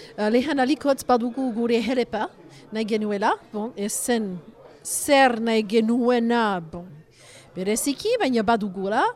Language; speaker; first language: Basque; non-native, local second language; French